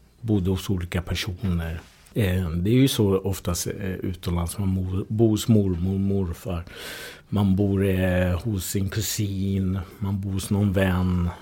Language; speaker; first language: Swedish; early bilingual, other home language; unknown